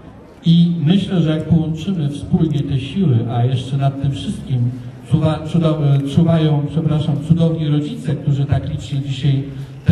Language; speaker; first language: Polish; native; Polish